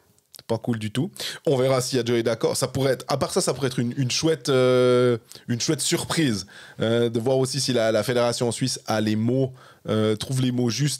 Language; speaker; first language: French; native; French